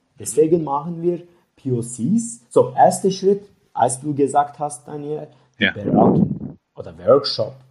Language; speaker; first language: German; non-native, learner; Turkish